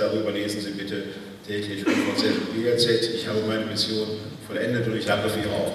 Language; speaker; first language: German; native; German